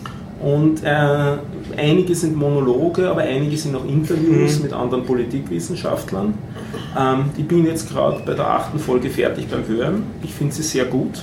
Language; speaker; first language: German; native; German